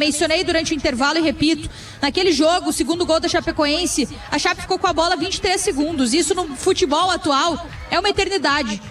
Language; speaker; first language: Portuguese; native; Portuguese